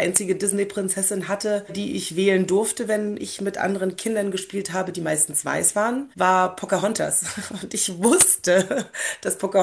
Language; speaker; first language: German; early bilingual, other home language; Polish